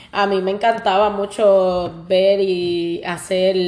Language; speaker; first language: Spanish; native; Spanish